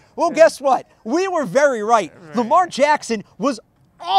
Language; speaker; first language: English; native; English